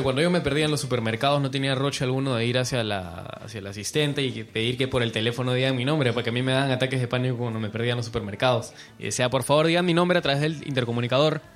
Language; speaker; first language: Spanish; native; Spanish